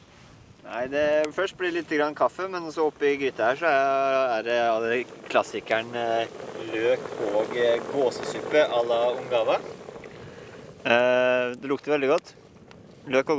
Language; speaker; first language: Norwegian; native; Norwegian